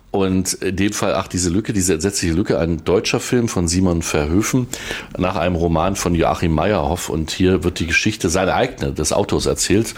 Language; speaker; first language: German; native; German